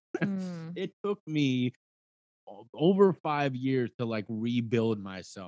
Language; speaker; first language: English; native; English